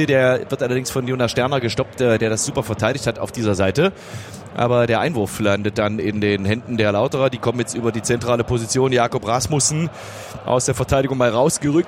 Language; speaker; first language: German; native; German